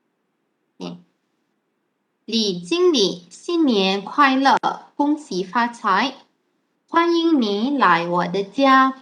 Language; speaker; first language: Chinese; non-native, fluent; Malay